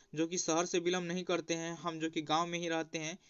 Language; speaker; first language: Hindi; native; Hindi